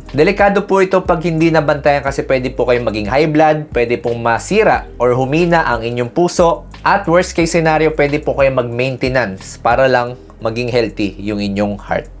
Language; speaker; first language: Filipino; native; Filipino